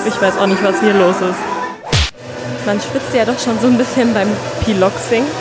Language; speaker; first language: German; native; German